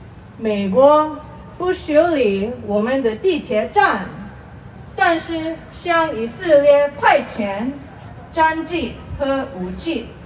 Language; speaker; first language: Chinese; non-native, fluent; Korean